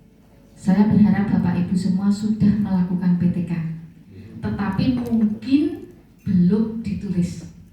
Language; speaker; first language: Indonesian; native; Indonesian